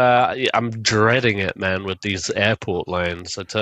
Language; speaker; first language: English; native; English